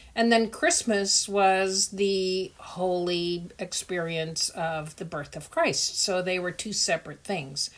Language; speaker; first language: English; early bilingual, other home language; Dutch